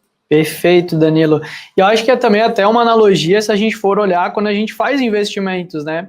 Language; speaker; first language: Portuguese; native; Portuguese